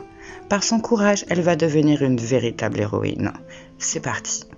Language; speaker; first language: French; native; French